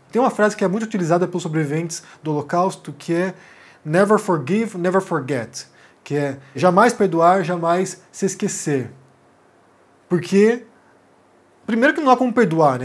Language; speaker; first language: Portuguese; native; Portuguese